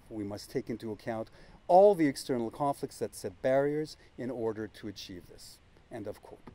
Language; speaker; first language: English; native; English